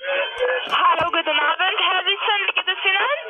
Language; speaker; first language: German; non-native, learner; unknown